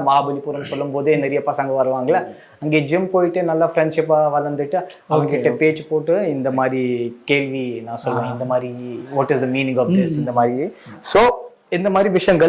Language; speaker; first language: Tamil; non-native, learner; Kashmiri